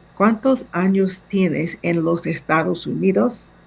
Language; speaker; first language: Spanish; non-native, learner; English